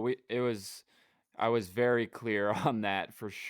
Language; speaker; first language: English; native; English